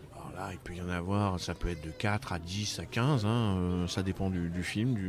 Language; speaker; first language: French; native; French